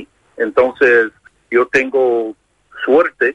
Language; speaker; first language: Spanish; non-native, learner; English